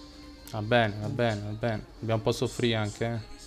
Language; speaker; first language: Italian; native; Italian